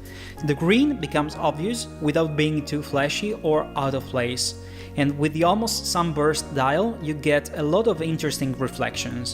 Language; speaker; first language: English; non-native, fluent; Italian